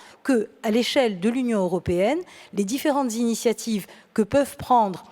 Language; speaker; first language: French; native; French